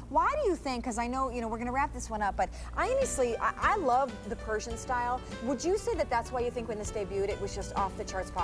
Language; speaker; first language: English; native; English